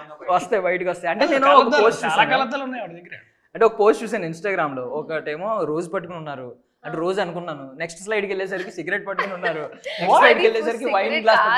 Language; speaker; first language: Telugu; native; Telugu